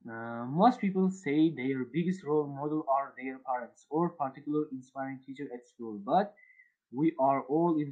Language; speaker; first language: English; non-native, fluent; Uzbek